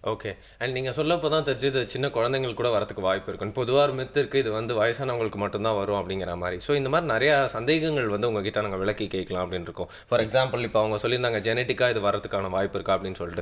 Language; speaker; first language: Tamil; native; Tamil